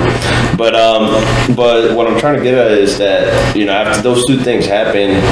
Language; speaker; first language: English; native; English